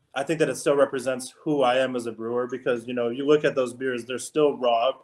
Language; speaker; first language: English; native; English